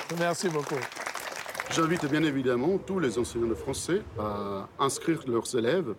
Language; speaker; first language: French; non-native, local second language; Bembe